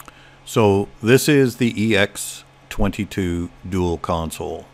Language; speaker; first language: English; native; English